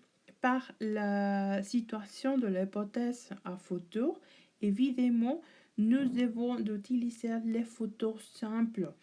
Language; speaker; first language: French; non-native, learner; Spanish